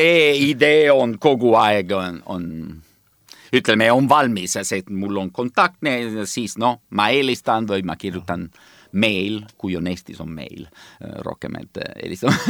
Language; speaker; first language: Estonian; non-native, learner; Italian